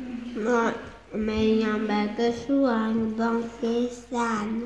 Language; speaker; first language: Vietnamese; early bilingual, heritage; French